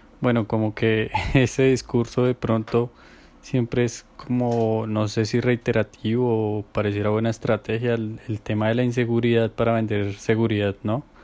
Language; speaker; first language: Spanish; native; Spanish